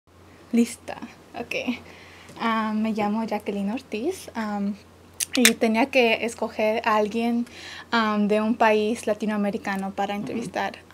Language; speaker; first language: Spanish; early bilingual, other home language; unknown